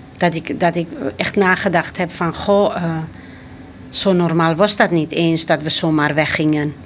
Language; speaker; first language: Dutch; early bilingual, other home language; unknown